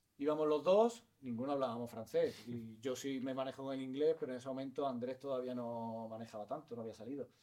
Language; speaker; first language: Spanish; native; Spanish